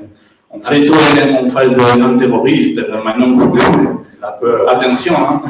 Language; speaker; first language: French; non-native, learner; Catalan